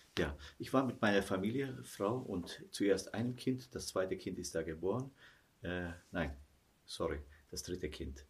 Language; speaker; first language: German; early bilingual, heritage; German